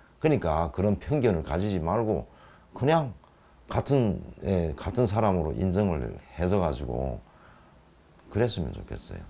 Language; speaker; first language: Korean; native; Korean